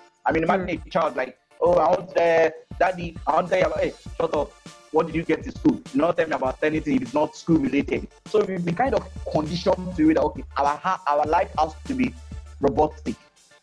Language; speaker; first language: English; non-native, local second language; Yoruba